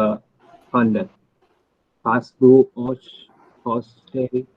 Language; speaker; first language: German; non-native, learner; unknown